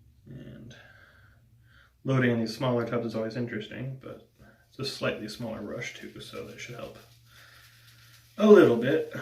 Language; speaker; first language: English; native; English